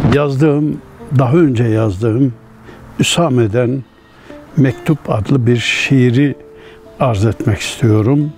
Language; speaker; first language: Turkish; native; Turkish